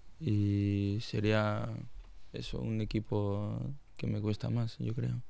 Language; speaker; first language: Spanish; non-native, fluent; French